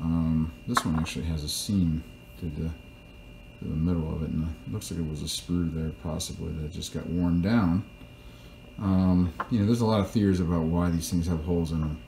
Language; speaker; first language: English; native; English